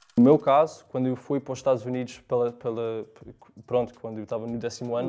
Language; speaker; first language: Portuguese; early bilingual, other home language; English